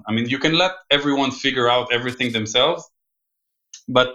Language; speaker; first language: English; non-native, fluent; Hebrew